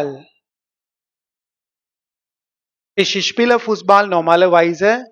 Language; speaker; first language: German; non-native, learner; Hindi